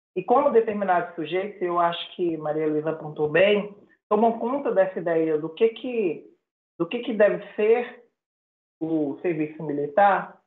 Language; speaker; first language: Portuguese; native; Portuguese